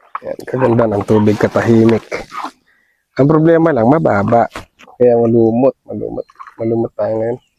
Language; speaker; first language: Filipino; native; Filipino